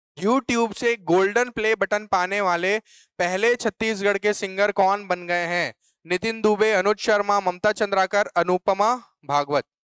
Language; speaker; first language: Hindi; native; Hindi